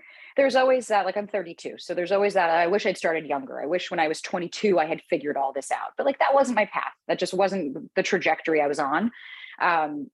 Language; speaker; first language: English; native; English